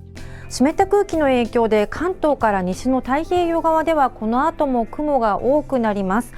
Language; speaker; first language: Japanese; native; Japanese